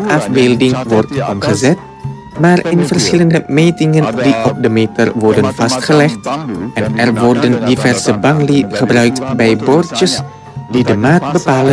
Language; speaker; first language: Dutch; non-native, fluent; Indonesian